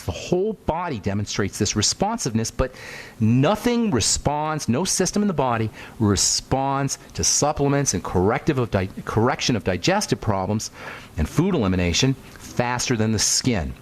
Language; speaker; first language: English; native; English